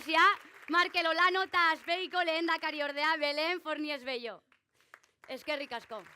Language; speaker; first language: Basque; native; Basque